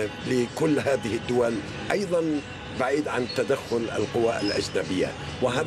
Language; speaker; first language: Arabic; non-native, fluent; Persian